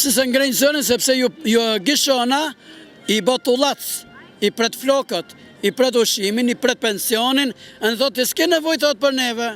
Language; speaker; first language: Albanian; native; Albanian